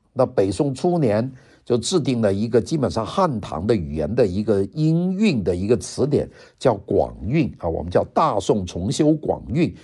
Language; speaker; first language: Chinese; non-native, local second language; Cantonese